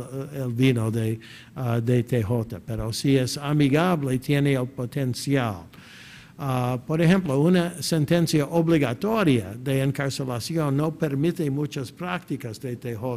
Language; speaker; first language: Spanish; non-native, fluent; English